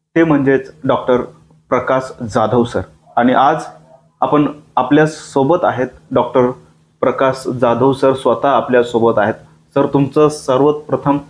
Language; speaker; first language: Marathi; native; Marathi